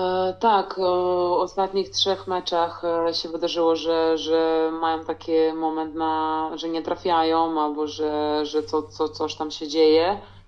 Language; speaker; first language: Polish; non-native, fluent; Serbian